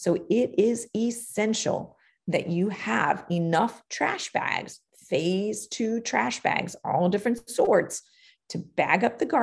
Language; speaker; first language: English; native; English